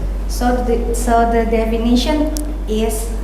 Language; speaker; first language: English; non-native, learner; Indonesian